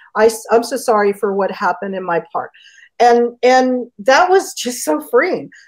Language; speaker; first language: English; native; English